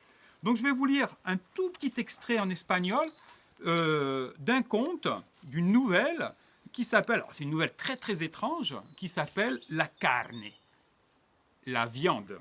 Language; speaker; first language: French; native; French